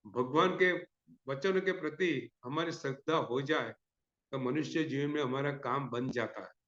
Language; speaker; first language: Hindi; non-native, local second language; Gujarati